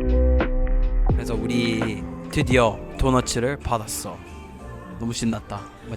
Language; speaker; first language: Korean; non-native, fluent; English